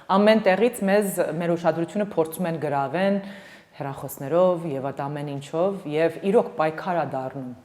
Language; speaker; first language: Armenian; early bilingual, heritage; Armenian